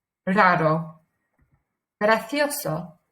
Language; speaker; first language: Spanish; non-native, fluent; English